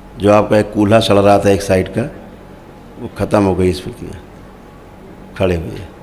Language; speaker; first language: Hindi; native; Hindi